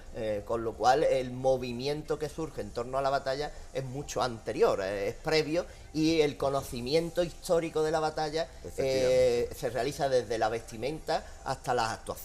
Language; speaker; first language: Spanish; native; Spanish